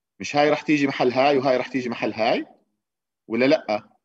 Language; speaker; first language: Arabic; native; Arabic